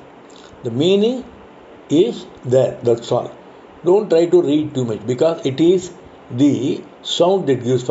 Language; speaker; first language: English; non-native, local second language; Tamil